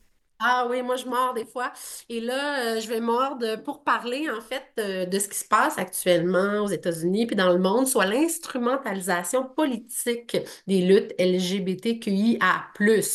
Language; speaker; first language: French; native; French